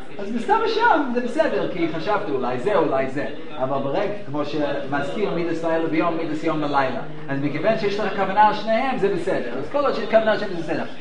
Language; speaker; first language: Hebrew; non-native, fluent; English